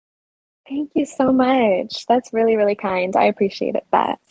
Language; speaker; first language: English; native; English